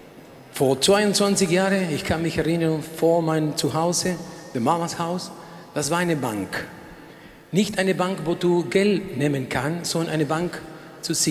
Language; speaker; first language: German; non-native, learner; Spanish